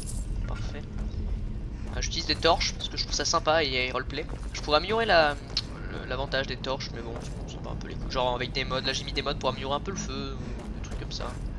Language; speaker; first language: French; native; French